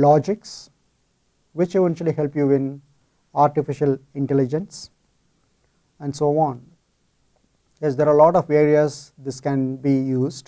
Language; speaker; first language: English; non-native, fluent; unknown